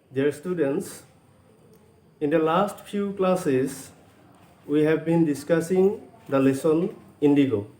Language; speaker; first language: English; non-native, local second language; Assamese